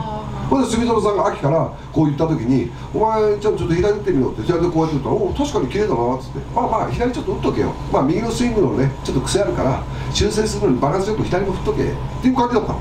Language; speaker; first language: Japanese; native; Japanese